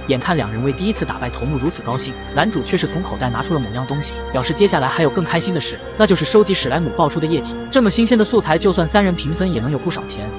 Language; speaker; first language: Chinese; native; Chinese